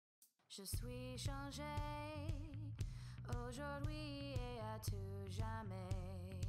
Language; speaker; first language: French; non-native, learner; English